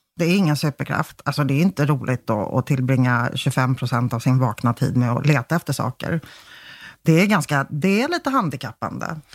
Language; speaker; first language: Swedish; early bilingual, other home language; Polish